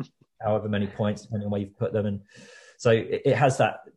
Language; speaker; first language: English; native; English